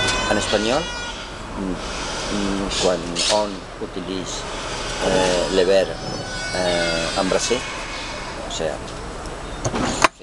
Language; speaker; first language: French; non-native, learner; Spanish